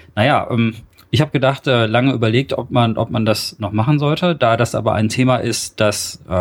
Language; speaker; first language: German; native; German